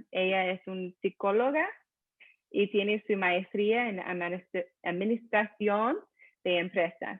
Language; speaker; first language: Spanish; non-native, fluent; English